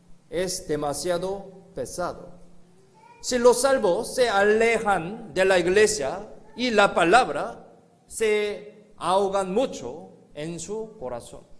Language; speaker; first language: Spanish; non-native, learner; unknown